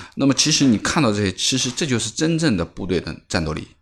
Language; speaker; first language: Chinese; native; Chinese